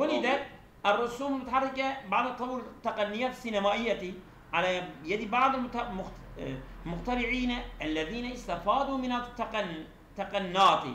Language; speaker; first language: Arabic; non-native, fluent; Turkish